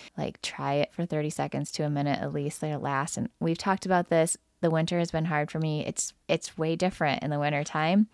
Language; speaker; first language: English; native; English